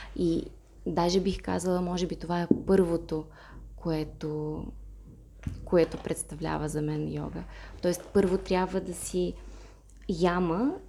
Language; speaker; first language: Bulgarian; non-native, fluent; Russian